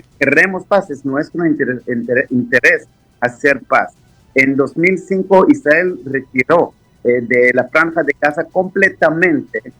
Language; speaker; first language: Spanish; non-native, fluent; Hebrew